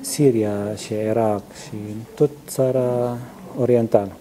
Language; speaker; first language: Romanian; non-native, learner; Arabic